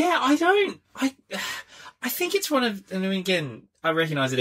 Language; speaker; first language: English; native; English